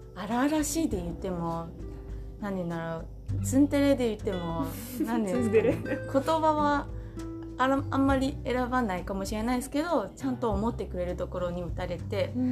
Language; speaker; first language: Japanese; non-native, fluent; Chinese